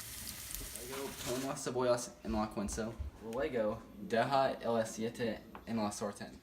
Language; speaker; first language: Spanish; non-native, learner; English